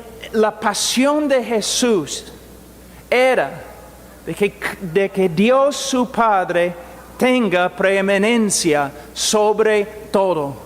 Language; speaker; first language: Spanish; non-native, fluent; English